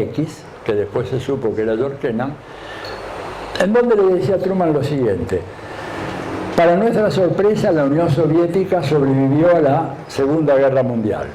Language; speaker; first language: Spanish; native; Spanish